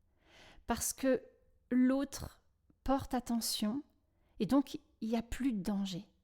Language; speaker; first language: French; native; French